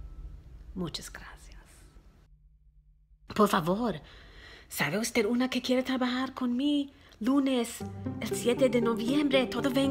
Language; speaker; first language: Spanish; non-native, learner; English